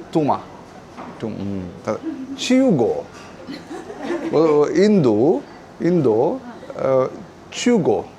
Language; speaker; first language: Japanese; non-native, learner; Kannada